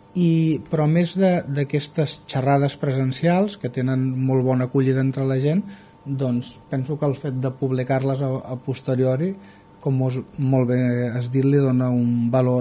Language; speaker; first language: Catalan; native; Catalan